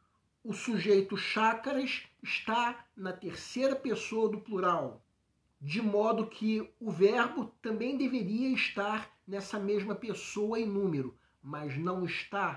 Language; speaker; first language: Portuguese; native; Portuguese